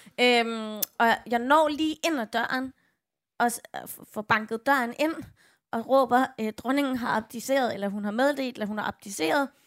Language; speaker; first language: Danish; native; Danish